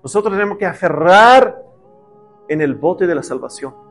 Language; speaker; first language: Spanish; non-native, learner; Arabic